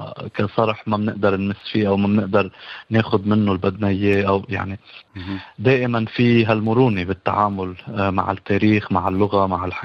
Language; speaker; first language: Arabic; native; Arabic